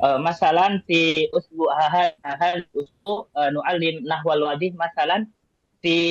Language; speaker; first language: Arabic; non-native, learner; Indonesian